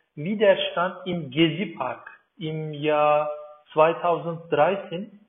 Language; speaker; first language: German; non-native, fluent; Turkish